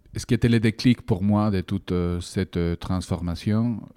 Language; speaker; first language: French; non-native, fluent; Spanish